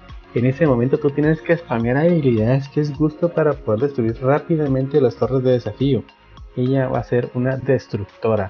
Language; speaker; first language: Spanish; native; Spanish